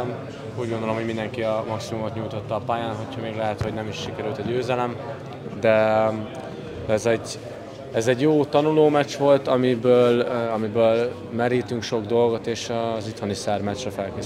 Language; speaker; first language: Hungarian; native; Hungarian